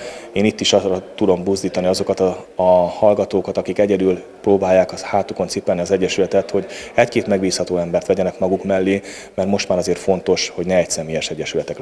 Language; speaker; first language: Hungarian; native; Hungarian